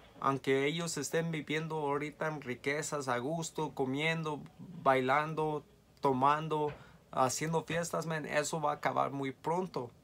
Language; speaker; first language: Spanish; early bilingual, heritage; Spanish